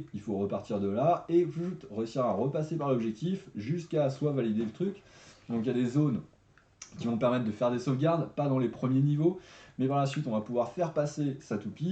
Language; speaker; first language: French; native; French